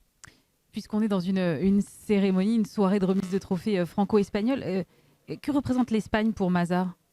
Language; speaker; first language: French; native; French